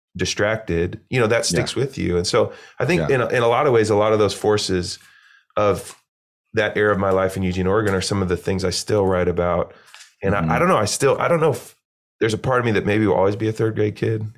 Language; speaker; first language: English; native; English